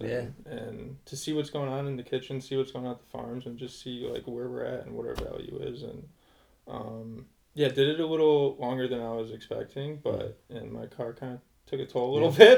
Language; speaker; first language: English; native; English